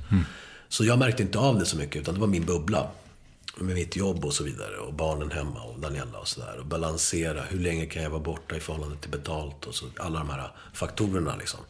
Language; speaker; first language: Swedish; early bilingual, other home language; Spanish